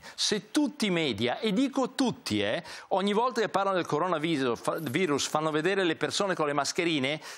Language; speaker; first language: Italian; native; Italian